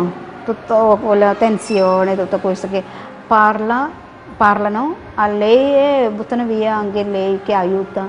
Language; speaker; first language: Italian; non-native, learner; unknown